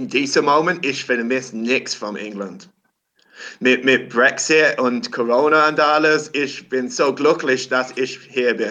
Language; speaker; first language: German; non-native, learner; English